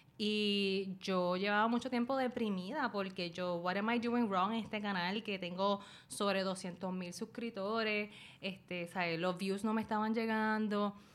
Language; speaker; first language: Spanish; early bilingual, other home language; Chinese